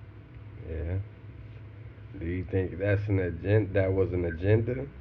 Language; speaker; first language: English; native; English